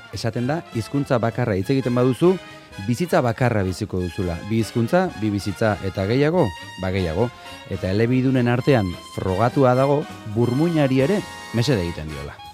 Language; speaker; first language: Basque; native; Basque